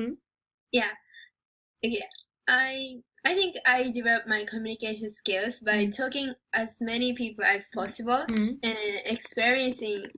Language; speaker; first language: English; non-native, learner; Japanese